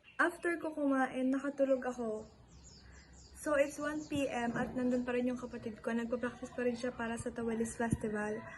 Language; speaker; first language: Filipino; native; Filipino